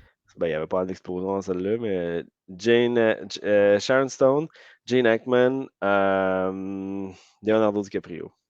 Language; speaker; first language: French; native; French